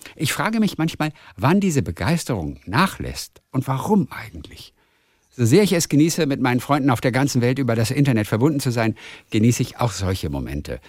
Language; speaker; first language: German; native; German